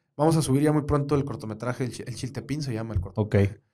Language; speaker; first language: Spanish; native; Spanish